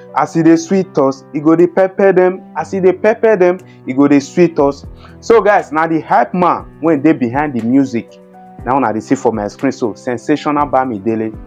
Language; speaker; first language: Nigerian Pidgin; native; Nigerian Pidgin